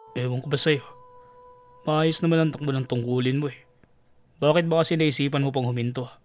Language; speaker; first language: Filipino; native; Filipino